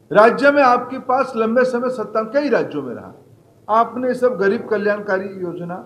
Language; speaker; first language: Hindi; non-native, local second language; Odia